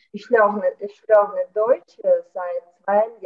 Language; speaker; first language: German; non-native, learner; Russian